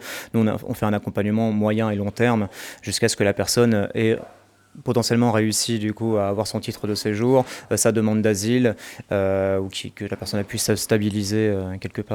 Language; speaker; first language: French; native; French